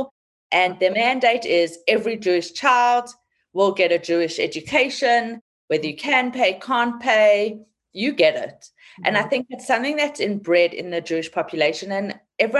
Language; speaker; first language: English; native; English